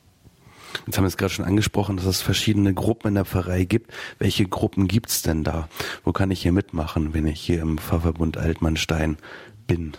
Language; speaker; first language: German; native; German